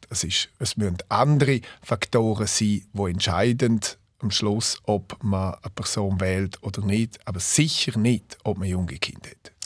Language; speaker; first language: German; non-native, local second language; Romansh